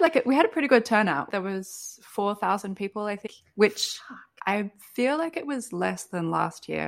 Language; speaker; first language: English; native; English